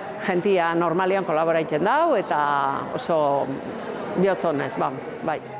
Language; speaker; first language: Basque; native; Basque